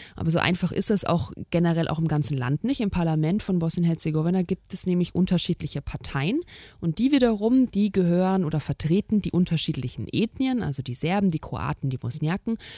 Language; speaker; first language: German; native; German